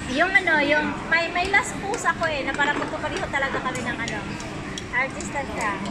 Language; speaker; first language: Filipino; non-native, local second language; Cebuano